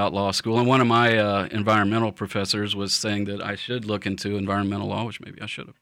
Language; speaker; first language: English; native; English